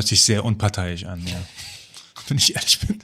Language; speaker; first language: German; early bilingual, other home language; Persian